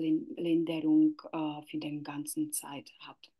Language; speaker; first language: German; non-native, learner; Czech